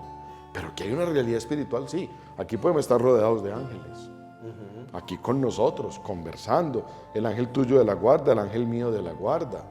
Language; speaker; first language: Spanish; native; Spanish